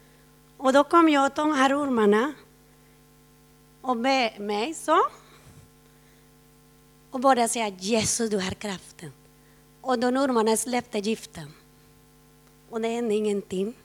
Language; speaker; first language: Swedish; non-native, fluent; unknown